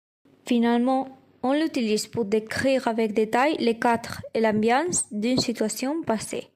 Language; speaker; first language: French; non-native, learner; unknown